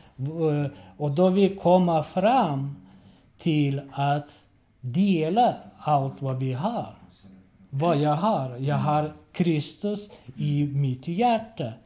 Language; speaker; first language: Swedish; non-native, learner; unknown